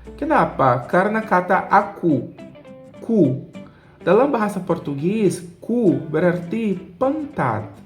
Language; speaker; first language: Indonesian; non-native, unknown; Portuguese